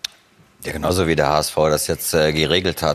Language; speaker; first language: German; native; German